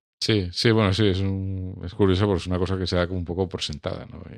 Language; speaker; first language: Spanish; native; Spanish